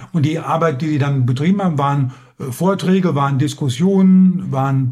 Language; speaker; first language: German; native; German